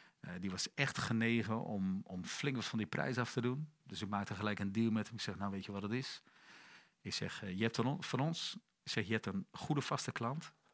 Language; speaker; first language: Dutch; native; Dutch